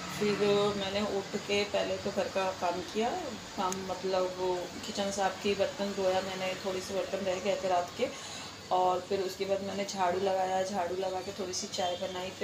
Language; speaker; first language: Hindi; non-native, local second language; Bangla